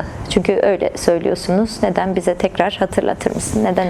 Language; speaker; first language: Turkish; native; Turkish